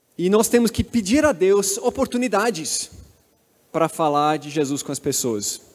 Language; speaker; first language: Portuguese; non-native, fluent; English